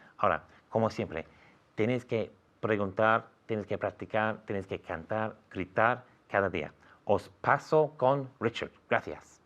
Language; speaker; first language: Spanish; non-native, fluent; English